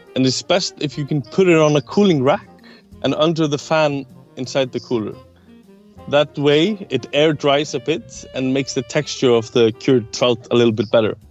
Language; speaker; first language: English; non-native, fluent; Icelandic